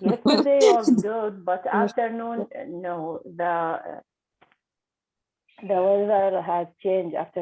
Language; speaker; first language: English; non-native, learner; Arabic